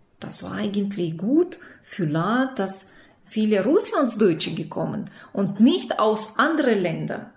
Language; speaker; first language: German; non-native, fluent; Russian